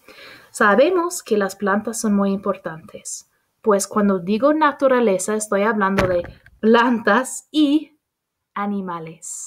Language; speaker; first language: Spanish; non-native, fluent; English